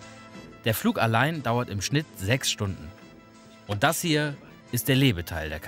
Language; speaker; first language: German; native; German